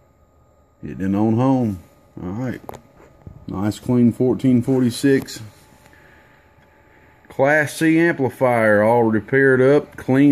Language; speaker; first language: English; native; English